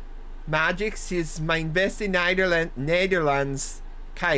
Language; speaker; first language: Dutch; non-native, learner; English